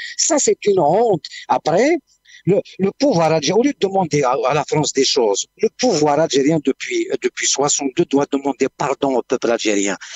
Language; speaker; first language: French; non-native, local second language; Kabyle